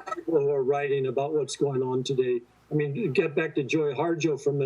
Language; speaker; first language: English; native; English